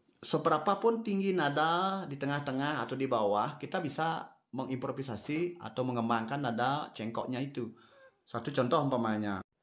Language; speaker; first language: Indonesian; non-native, local second language; Balinese